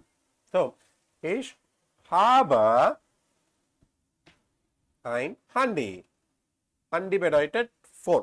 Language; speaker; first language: German; non-native, learner; Tamil